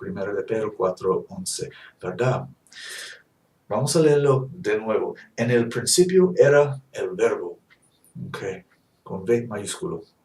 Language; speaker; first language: Spanish; non-native, fluent; English